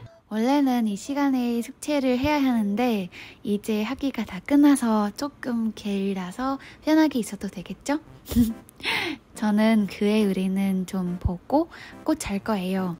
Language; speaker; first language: Korean; non-native, fluent; Vietnamese